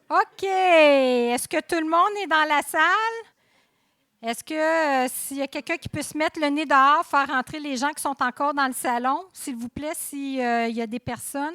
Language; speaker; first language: French; native; French